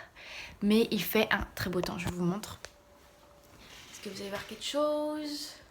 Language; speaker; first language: French; native; French